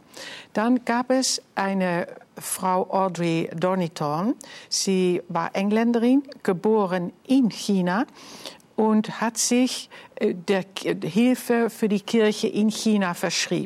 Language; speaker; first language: German; non-native, fluent; Dutch